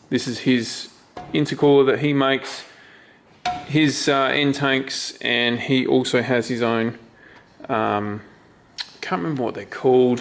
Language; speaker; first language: English; native; English